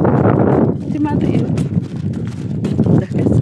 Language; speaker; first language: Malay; non-native, local second language; Javanese